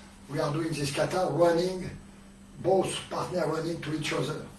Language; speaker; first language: English; non-native, learner; French